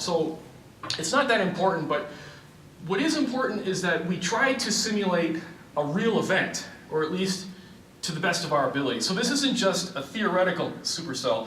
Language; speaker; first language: English; native; English